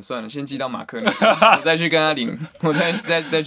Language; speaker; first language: Chinese; native; Chinese